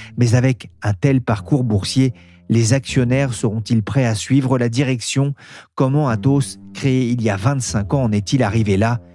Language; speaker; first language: French; native; French